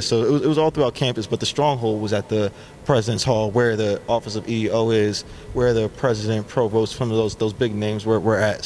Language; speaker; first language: English; native; English